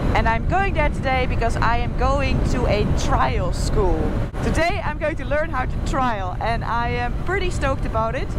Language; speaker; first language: English; non-native, fluent; Dutch